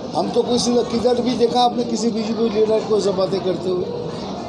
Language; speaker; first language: Hindi; non-native, local second language; Bangla